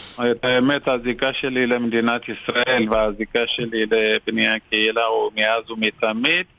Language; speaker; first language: Hebrew; non-native, fluent; Amharic